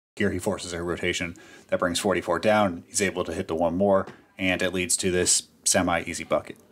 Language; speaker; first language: English; native; English